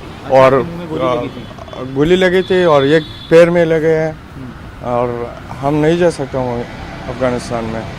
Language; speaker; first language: Hindi; non-native, learner; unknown